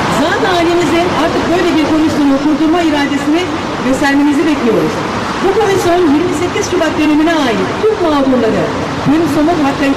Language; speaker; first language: Turkish; native; Turkish